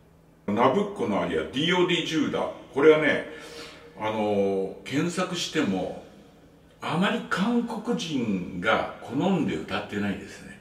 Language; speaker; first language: Japanese; native; Japanese